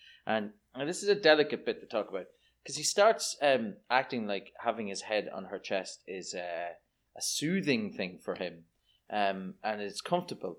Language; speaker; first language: English; native; English